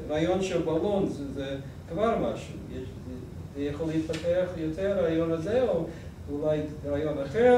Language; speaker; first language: Hebrew; non-native, fluent; English